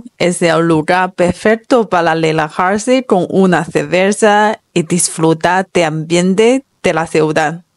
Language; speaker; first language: Spanish; non-native, fluent; Chinese